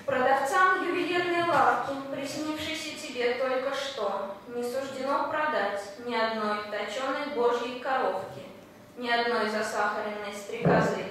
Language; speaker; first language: Russian; native; Russian